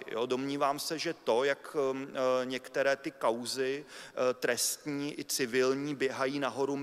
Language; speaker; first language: Czech; native; Czech